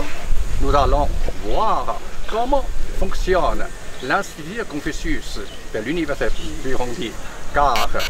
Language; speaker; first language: French; non-native, fluent; Chinese